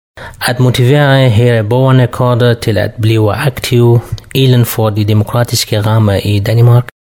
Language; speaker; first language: Danish; non-native, learner; Kurdish